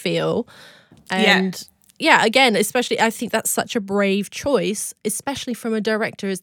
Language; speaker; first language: English; native; English